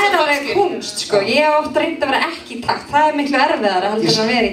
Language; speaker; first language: Icelandic; native; Icelandic